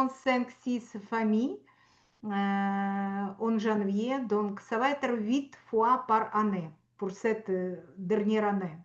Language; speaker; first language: French; non-native, fluent; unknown